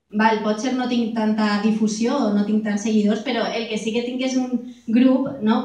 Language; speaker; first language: Catalan; non-native, local second language; Spanish